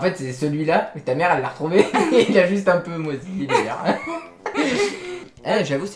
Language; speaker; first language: French; native; French